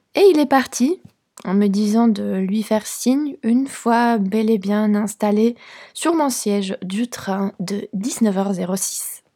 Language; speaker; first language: French; non-native, fluent; Polish